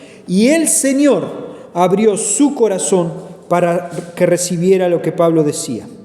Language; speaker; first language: Spanish; native; Spanish